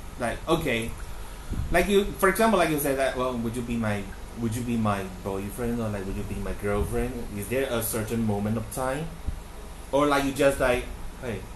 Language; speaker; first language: English; non-native, fluent; Chinese